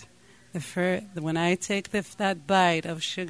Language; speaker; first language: English; non-native, fluent; Hebrew